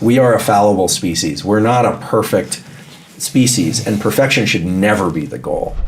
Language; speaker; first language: English; native; English